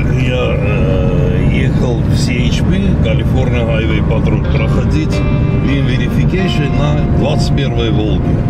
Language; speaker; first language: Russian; non-native, local second language; Armenian